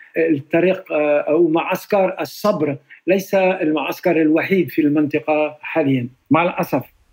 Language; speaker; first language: Arabic; non-native, fluent; French